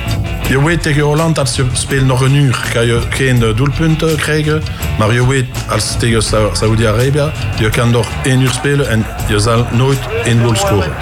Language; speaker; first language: Dutch; non-native, local second language; French